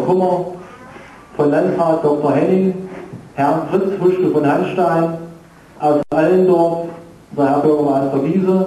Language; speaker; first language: German; native; German